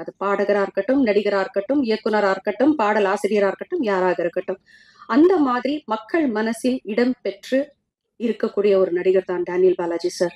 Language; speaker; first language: Tamil; native; Tamil